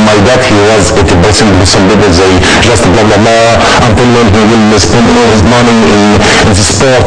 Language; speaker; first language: English; non-native, learner; Arabic